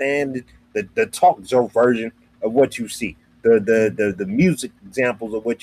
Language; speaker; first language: English; native; English